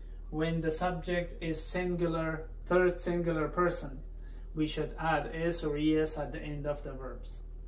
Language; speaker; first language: English; non-native, fluent; Persian